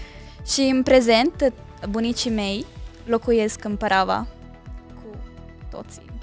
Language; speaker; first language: Romanian; early bilingual, heritage; Romanian